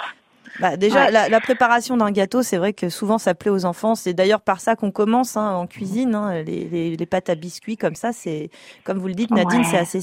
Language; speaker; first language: French; native; French